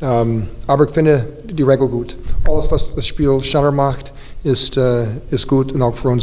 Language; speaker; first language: German; non-native, fluent; English